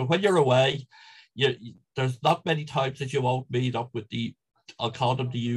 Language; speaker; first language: English; native; English